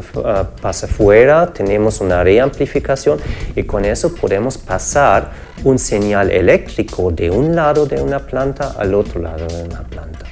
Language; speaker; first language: Spanish; non-native, fluent; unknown